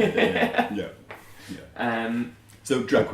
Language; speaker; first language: English; native; English